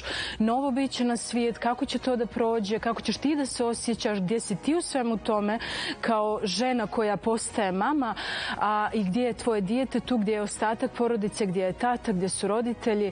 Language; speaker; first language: Serbian; native; Serbian